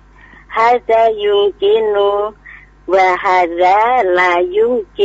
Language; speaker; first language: Arabic; non-native, learner; Indonesian